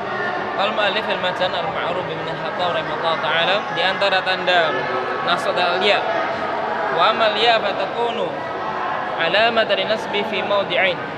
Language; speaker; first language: Arabic; non-native, fluent; Indonesian